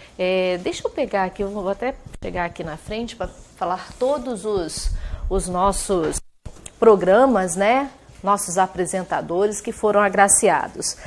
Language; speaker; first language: Portuguese; native; Portuguese